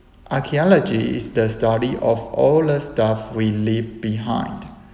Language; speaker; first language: English; non-native, fluent; Chinese